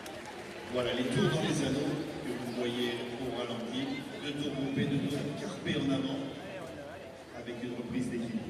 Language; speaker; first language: French; native; French